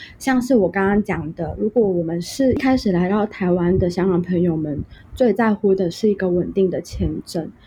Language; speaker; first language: Chinese; non-native, local second language; Cantonese